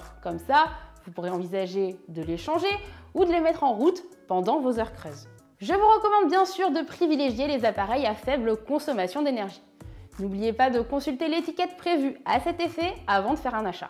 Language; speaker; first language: French; native; French